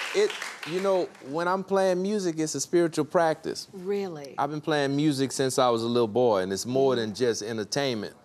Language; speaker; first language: English; native; English